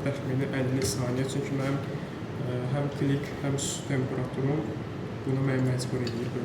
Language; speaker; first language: Azerbaijani; native; Azerbaijani